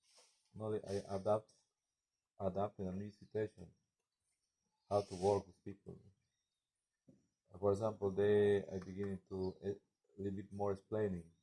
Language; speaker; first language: English; non-native, learner; Spanish